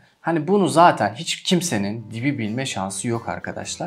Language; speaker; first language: Turkish; native; Turkish